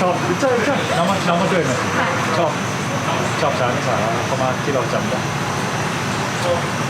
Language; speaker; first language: Thai; non-native, fluent; English